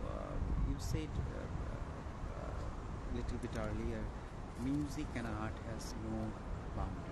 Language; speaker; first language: English; non-native, learner; Bangla